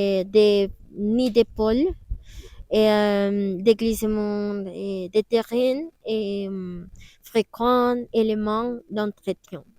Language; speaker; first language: French; non-native, learner; Spanish